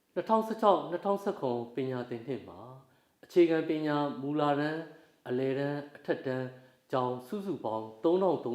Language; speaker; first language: Burmese; native; Burmese